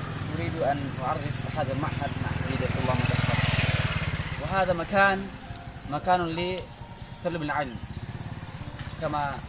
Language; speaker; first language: Arabic; non-native, learner; Indonesian